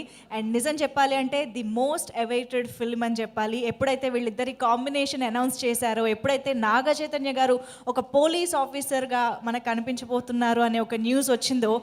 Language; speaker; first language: Telugu; native; Telugu